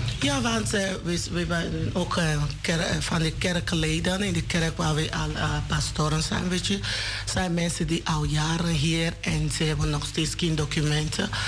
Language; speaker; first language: Dutch; non-native, learner; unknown